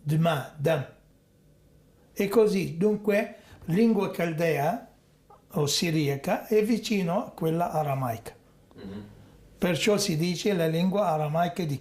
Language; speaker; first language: Italian; non-native, fluent; Arabic